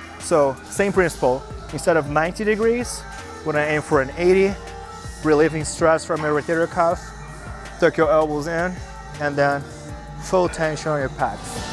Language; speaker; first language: English; non-native, fluent; Portuguese